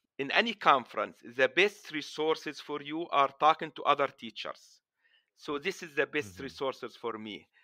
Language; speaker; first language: English; non-native, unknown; Arabic